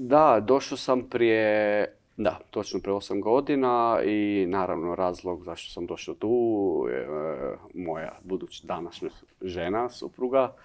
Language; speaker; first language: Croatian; non-native, learner; Albanian